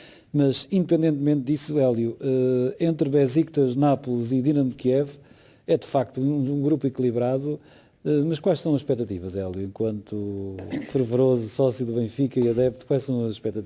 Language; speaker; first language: Portuguese; native; Portuguese